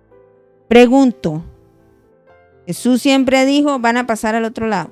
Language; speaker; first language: Spanish; native; Spanish